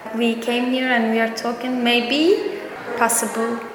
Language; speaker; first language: English; non-native, fluent; Russian